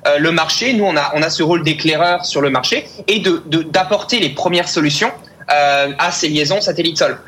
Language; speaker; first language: French; native; French